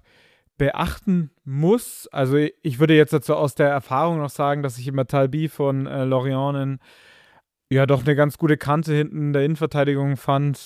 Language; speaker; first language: German; native; German